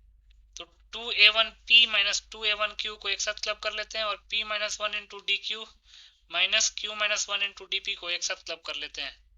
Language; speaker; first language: Hindi; native; Hindi